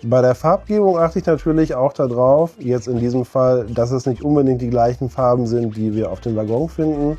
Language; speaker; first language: German; native; German